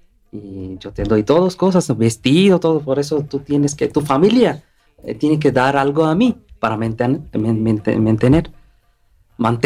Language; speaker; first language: Spanish; non-native, learner; Bangla